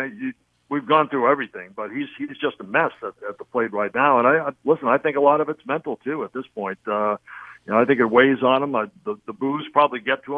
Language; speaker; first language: English; native; English